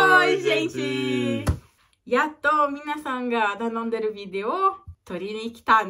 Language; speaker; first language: Japanese; non-native, learner; Portuguese